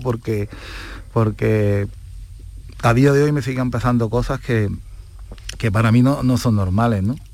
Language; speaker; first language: Spanish; native; Spanish